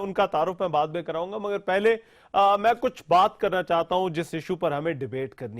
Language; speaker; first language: Urdu; native; Urdu